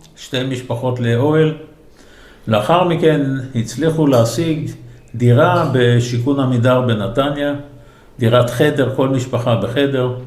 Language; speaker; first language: Hebrew; early bilingual, other home language; Yiddish